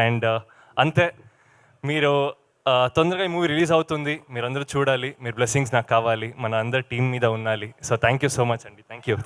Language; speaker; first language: Telugu; non-native, learner; Kannada